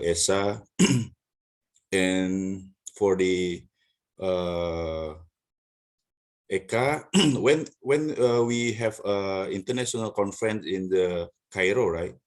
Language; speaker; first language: English; non-native, learner; Indonesian